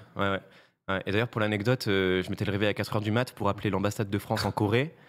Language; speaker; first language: French; native; French